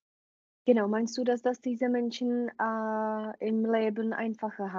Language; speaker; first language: German; non-native, fluent; Czech